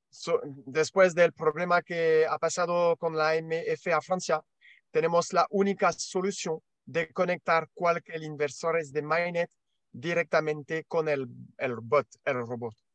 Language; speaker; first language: Spanish; non-native, learner; French